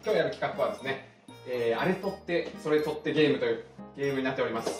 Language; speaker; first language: Japanese; native; Japanese